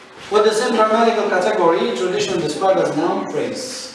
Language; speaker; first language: English; non-native, fluent; Turkish